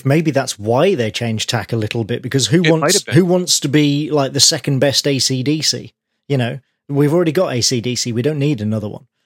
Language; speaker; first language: English; native; English